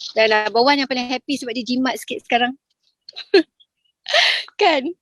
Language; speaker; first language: Malay; native; Malay